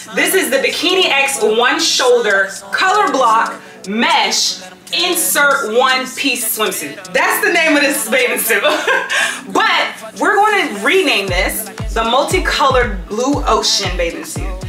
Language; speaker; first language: English; native; English